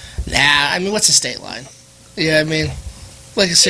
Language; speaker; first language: English; native; English